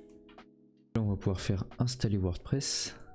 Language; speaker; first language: French; native; French